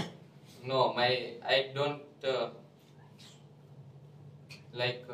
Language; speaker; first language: English; non-native, learner; Gujarati